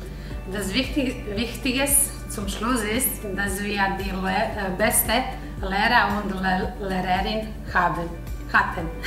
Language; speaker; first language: German; non-native, learner; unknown